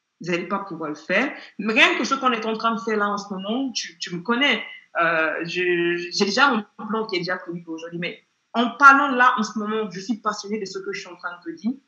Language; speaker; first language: French; non-native, fluent; Yoruba